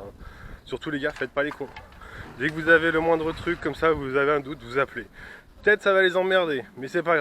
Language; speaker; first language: French; native; French